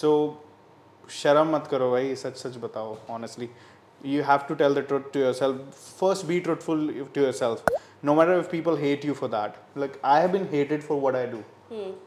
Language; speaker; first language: English; non-native, local second language; Hindi